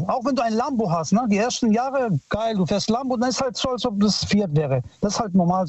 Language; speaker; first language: German; early bilingual, other home language; Italian